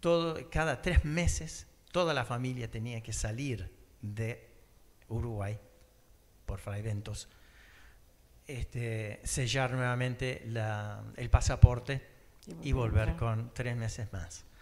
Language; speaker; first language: Spanish; early bilingual, other home language; English